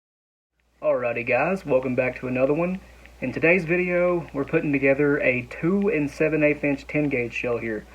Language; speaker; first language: English; native; English